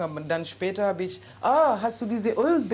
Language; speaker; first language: German; non-native, learner; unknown